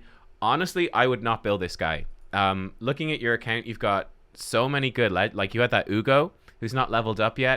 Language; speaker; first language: English; native; English